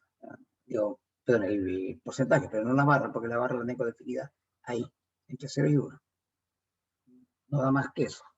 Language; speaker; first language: Spanish; native; Spanish